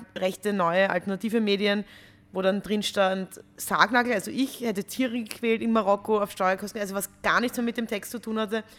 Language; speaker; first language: German; native; German